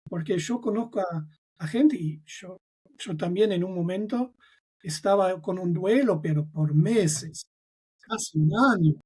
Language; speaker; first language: Spanish; non-native, fluent; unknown